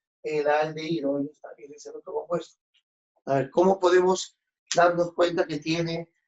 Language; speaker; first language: Spanish; native; Spanish